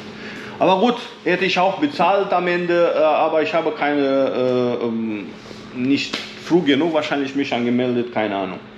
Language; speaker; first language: German; non-native, fluent; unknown